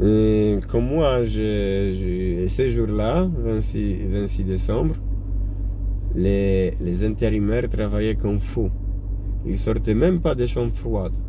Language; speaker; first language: French; non-native, learner; Polish